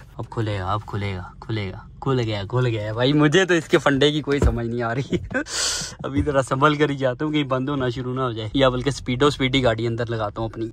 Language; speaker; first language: Urdu; non-native, local second language; Punjabi